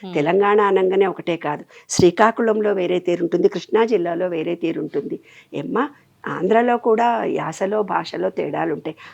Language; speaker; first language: Telugu; native; Telugu